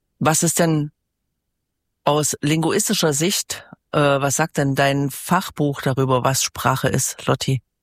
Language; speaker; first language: German; native; German